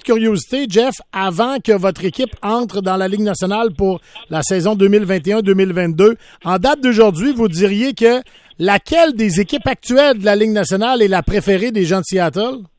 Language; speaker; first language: French; native; French